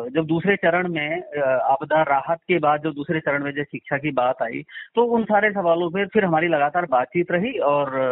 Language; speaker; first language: Hindi; native; Hindi